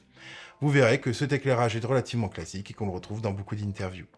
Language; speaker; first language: French; native; French